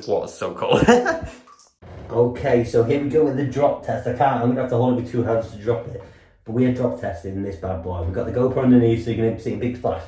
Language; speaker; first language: English; native; English